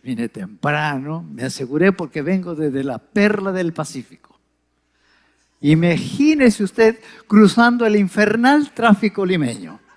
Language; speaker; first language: Spanish; native; Spanish